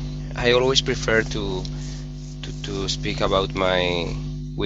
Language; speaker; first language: English; non-native, learner; Spanish